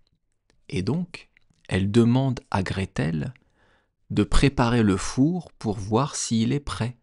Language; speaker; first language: French; native; French